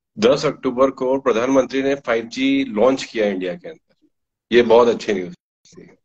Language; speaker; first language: Hindi; native; Hindi